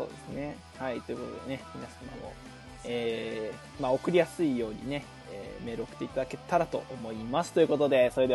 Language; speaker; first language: Japanese; native; Japanese